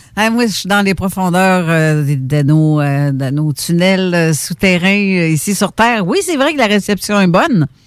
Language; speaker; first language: French; native; French